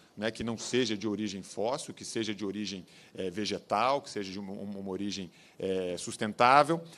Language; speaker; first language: Portuguese; native; Portuguese